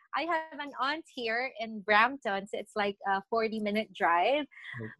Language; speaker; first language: English; non-native, local second language; Filipino